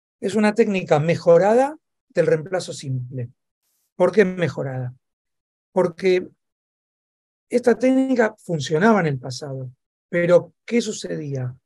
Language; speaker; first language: Spanish; native; Spanish